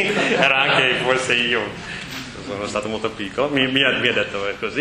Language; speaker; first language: Italian; non-native, learner; English